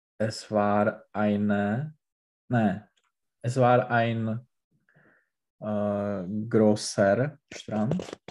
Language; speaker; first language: German; non-native, learner; Czech